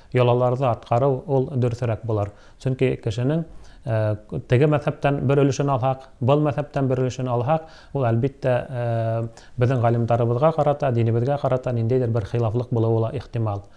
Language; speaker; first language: Tatar; non-native, local second language; Bashkir